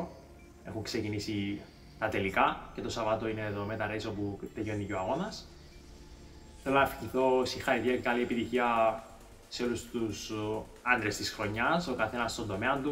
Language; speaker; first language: Greek; native; Greek